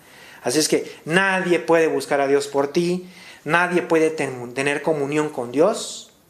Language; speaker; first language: Spanish; native; Spanish